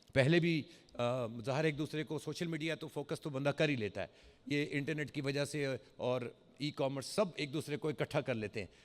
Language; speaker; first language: Urdu; early bilingual, heritage; Urdu